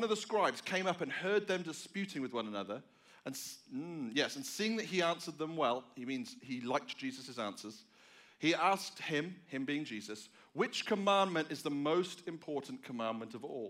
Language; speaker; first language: English; native; English